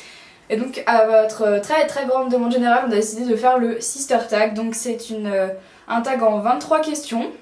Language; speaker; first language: French; native; French